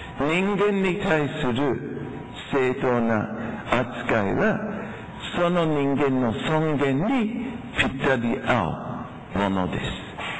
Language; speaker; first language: Japanese; non-native, fluent; English